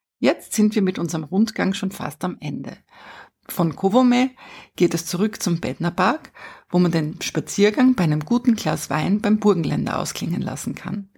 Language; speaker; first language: German; native; German